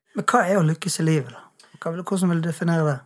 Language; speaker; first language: Norwegian; native; Norwegian